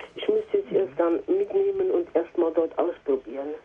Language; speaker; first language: German; native; German